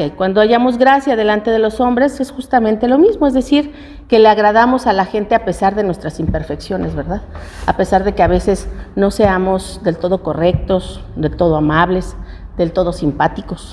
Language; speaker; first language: Spanish; native; Spanish